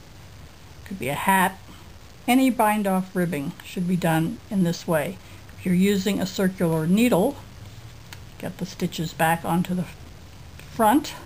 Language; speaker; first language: English; native; English